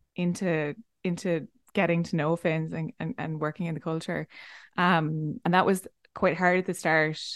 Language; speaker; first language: English; native; English